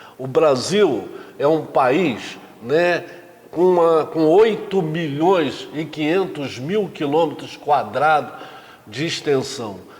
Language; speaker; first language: Portuguese; native; Portuguese